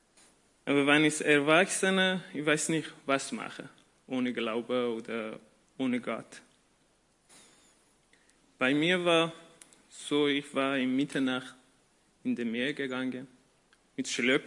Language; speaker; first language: German; non-native, learner; Persian